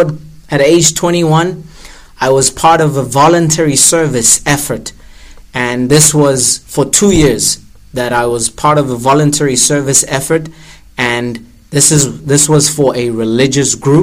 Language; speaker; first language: English; non-native, local second language; Zulu